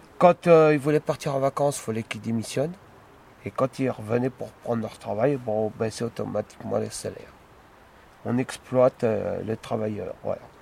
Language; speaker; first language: French; native; French